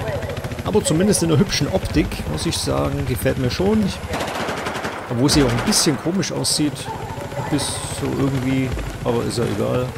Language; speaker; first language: German; native; German